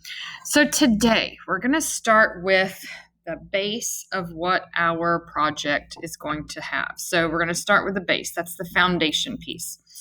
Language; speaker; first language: English; native; English